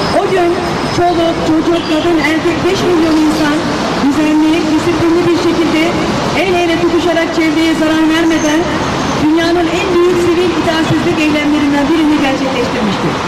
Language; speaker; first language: Turkish; native; Turkish